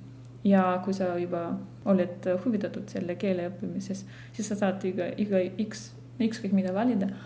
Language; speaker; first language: Estonian; non-native, fluent; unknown